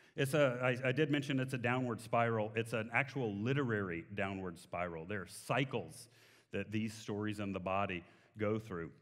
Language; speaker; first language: English; native; English